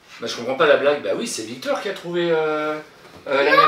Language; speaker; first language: French; native; French